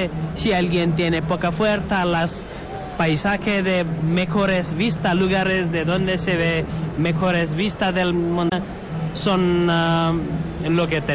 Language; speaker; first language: Spanish; non-native, learner; Nepali